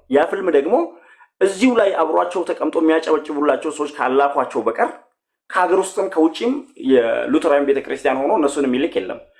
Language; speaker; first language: Amharic; non-native, local second language; Oromo